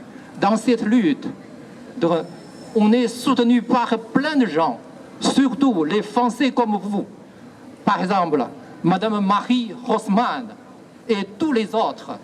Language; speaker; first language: French; non-native, fluent; Chinese